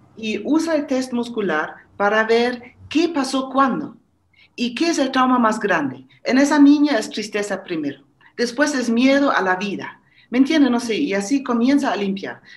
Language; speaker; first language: Spanish; non-native, fluent; German